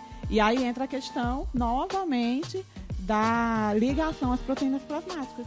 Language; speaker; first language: Portuguese; native; Portuguese